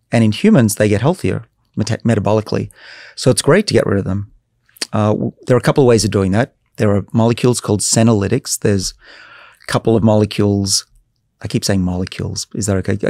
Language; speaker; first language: English; native; English